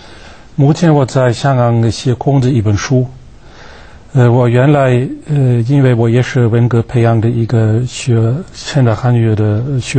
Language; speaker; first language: Chinese; non-native, fluent; German